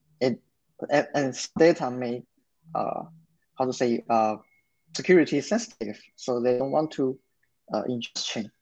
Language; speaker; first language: English; non-native, learner; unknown